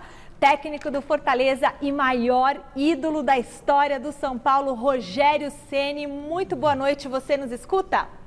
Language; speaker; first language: Portuguese; native; Portuguese